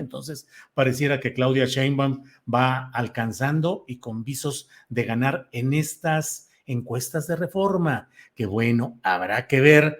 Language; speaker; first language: Spanish; native; Spanish